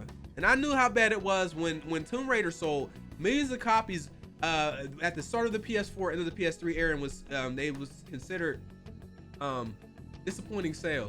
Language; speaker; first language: English; native; English